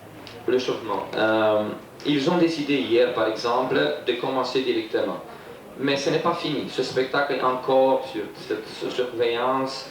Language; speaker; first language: French; non-native, fluent; Romanian